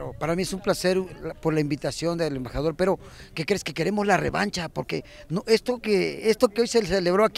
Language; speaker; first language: Spanish; native; Spanish